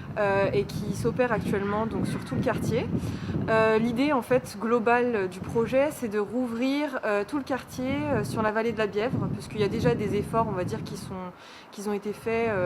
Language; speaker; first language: French; native; French